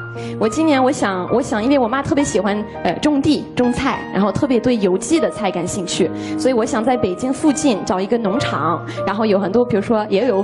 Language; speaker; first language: Chinese; non-native, fluent; English